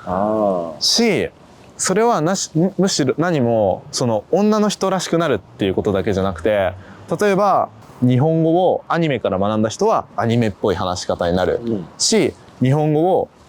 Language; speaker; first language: Japanese; native; Japanese